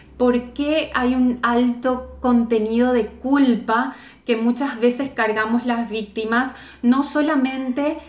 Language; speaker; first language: Spanish; native; Spanish